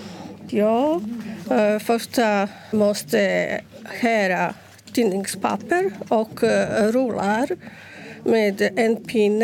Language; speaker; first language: Swedish; non-native, learner; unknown